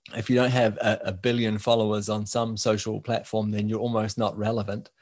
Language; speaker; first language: English; native; English